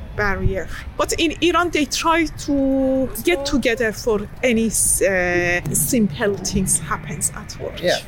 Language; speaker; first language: English; non-native, learner; Persian